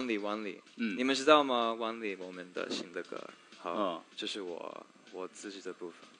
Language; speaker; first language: Chinese; non-native, learner; English